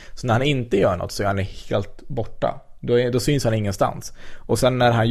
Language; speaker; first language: Swedish; native; Swedish